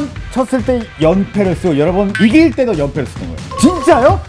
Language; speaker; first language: Korean; non-native, fluent; Spanish